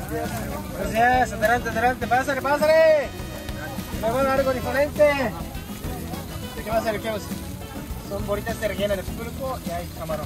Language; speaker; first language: Spanish; non-native, learner; Japanese